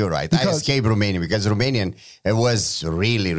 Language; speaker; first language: English; non-native, fluent; Romanian